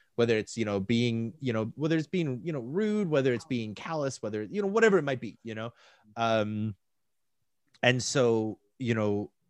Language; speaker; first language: English; native; English